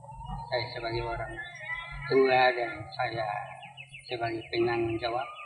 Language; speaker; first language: Indonesian; non-native, local second language; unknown